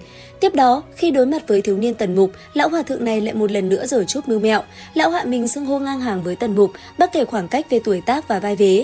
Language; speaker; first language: Vietnamese; native; Vietnamese